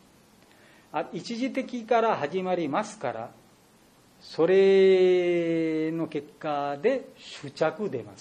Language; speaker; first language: Japanese; non-native, learner; Bangla